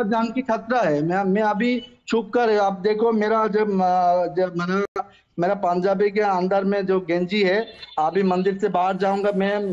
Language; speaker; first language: Hindi; non-native, learner; Bangla